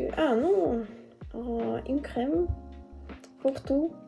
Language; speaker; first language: French; non-native, learner; Russian